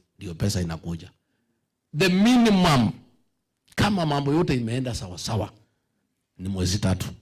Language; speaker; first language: Swahili; non-native, local second language; Kikuyu